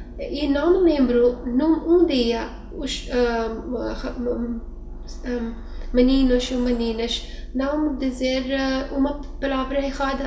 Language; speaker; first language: Portuguese; non-native, learner; Urdu